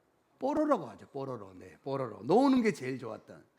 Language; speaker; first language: Korean; native; Korean